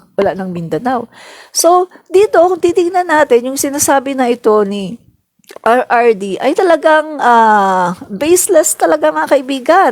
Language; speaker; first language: Filipino; non-native, local second language; Cebuano